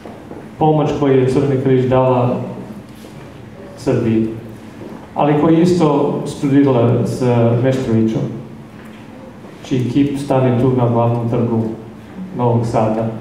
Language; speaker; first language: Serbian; non-native, fluent; English